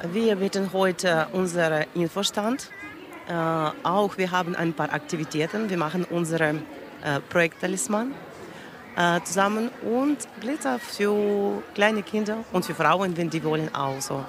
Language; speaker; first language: German; non-native, learner; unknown